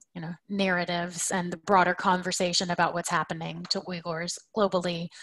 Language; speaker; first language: English; native; English